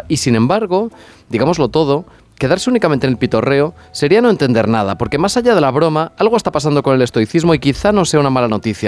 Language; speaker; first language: Spanish; native; Spanish